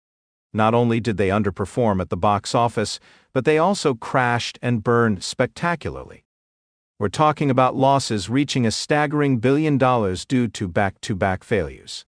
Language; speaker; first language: English; native; English